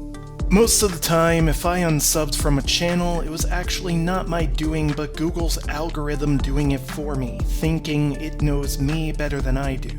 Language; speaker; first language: English; native; English